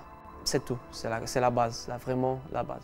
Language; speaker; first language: French; non-native, learner; Portuguese